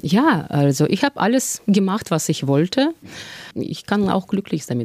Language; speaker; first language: German; non-native, fluent; Russian